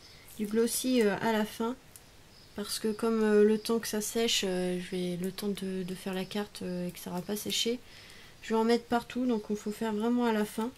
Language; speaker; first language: French; native; French